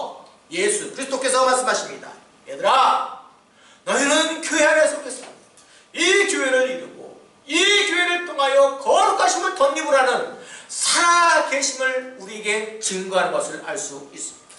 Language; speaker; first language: Korean; native; Korean